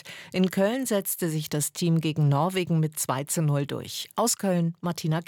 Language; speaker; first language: German; native; German